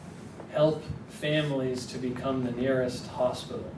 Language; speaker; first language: English; native; English